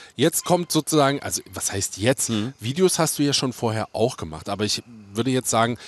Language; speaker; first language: German; native; German